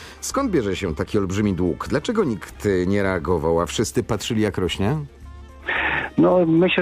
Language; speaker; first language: Polish; native; Polish